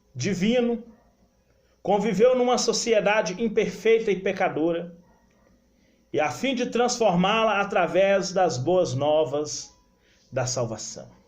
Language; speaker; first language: Portuguese; native; Portuguese